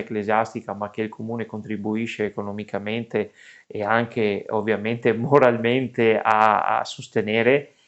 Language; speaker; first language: Italian; native; Italian